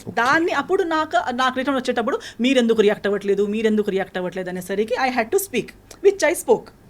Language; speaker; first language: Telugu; non-native, fluent; Konkani